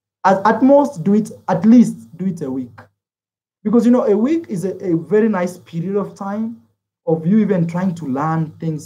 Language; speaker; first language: English; non-native, fluent; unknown